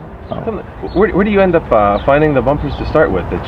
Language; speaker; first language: English; native; English